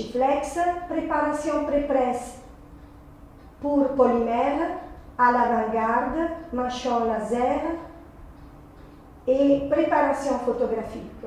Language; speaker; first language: French; non-native, fluent; Italian